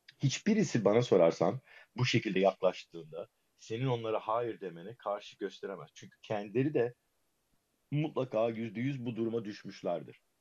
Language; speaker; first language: Turkish; early bilingual, heritage; Turkish